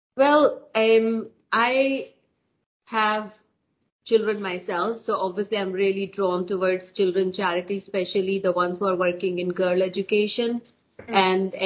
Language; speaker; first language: English; non-native, local second language; Hindi